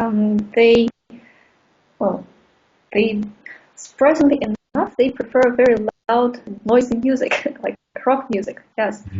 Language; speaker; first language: English; non-native, fluent; Russian